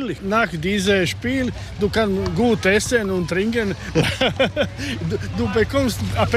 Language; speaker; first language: German; non-native, learner; Croatian